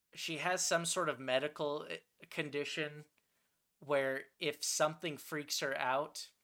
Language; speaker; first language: English; native; English